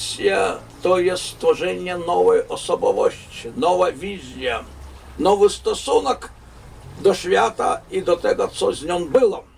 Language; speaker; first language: Polish; non-native, fluent; Russian